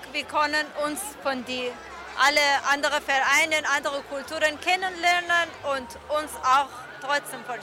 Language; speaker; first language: German; non-native, learner; Persian